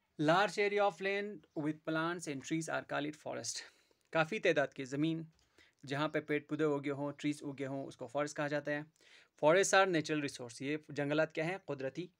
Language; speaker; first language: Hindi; non-native, local second language; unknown